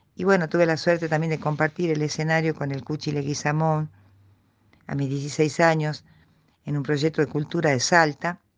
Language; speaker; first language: Spanish; native; Spanish